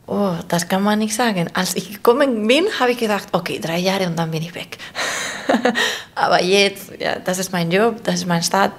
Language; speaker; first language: German; non-native, fluent; Spanish